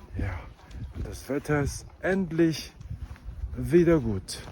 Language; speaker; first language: German; non-native, learner; Chinese